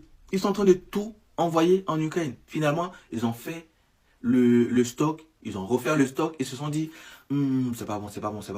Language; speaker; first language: French; native; French